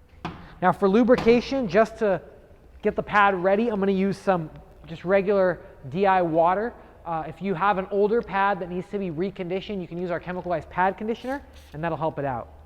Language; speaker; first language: English; native; English